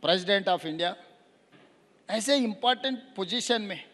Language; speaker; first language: Hindi; non-native, local second language; Telugu